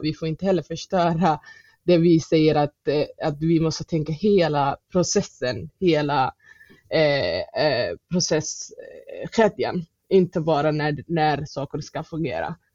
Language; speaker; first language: Swedish; non-native, fluent; Somali